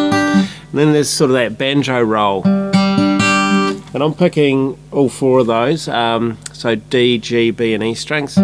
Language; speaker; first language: English; native; English